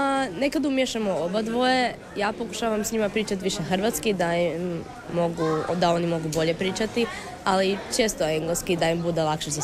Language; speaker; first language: Croatian; early bilingual, heritage; Croatian